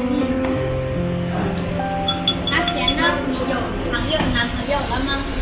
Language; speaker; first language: Chinese; non-native, learner; Vietnamese